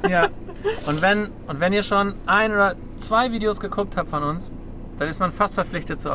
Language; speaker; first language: German; native; German